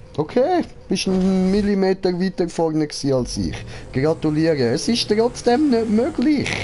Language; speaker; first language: German; native; German